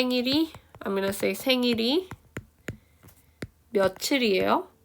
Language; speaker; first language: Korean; early bilingual, heritage; Korean